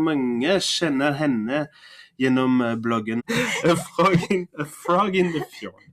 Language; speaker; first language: Norwegian; non-native, fluent; French